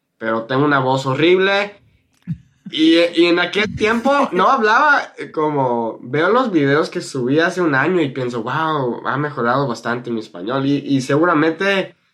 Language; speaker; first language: Spanish; non-native, fluent; English